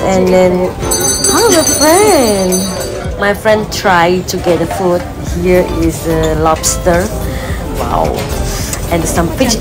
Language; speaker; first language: English; non-native, learner; Indonesian